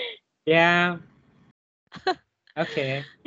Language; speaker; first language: English; non-native, learner; Vietnamese